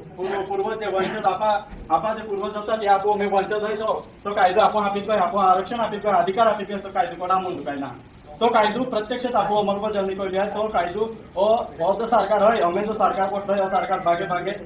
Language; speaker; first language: Marathi; non-native, local second language; Bhili